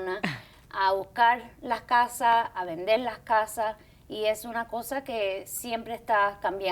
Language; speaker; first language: Spanish; early bilingual, heritage; Spanish